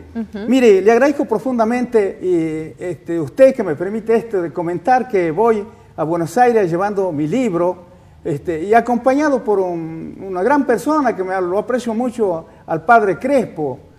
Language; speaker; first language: Spanish; native; Spanish